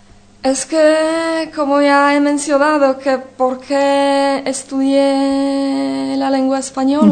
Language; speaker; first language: Spanish; non-native, fluent; Polish